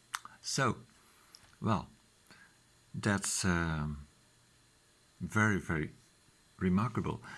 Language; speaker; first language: English; non-native, fluent; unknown